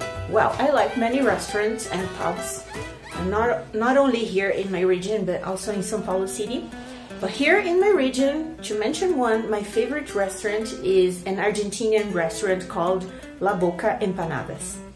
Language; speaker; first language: English; non-native, fluent; Portuguese